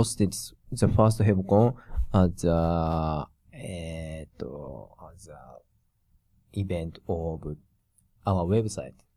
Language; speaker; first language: English; non-native, learner; Japanese